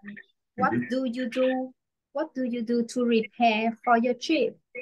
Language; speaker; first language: English; non-native, learner; Vietnamese